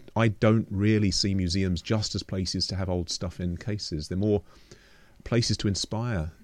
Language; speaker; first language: English; native; English